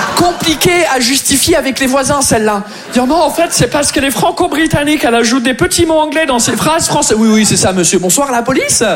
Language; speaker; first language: French; non-native, fluent; English